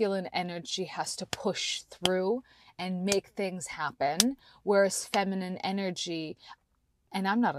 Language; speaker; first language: English; native; English